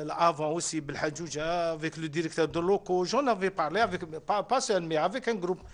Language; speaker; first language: French; non-native, local second language; Arabic